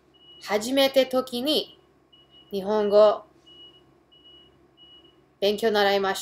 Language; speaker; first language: Japanese; early bilingual, heritage; English